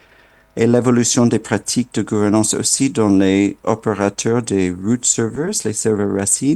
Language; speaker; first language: French; non-native, fluent; English